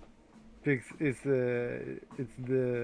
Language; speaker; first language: English; non-native, learner; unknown